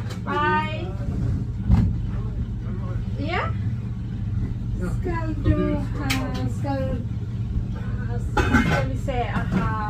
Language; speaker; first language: Norwegian; non-native, learner; Thai